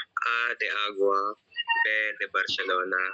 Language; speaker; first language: Spanish; non-native, learner; Filipino